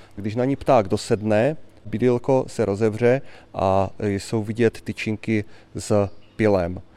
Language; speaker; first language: Czech; native; Czech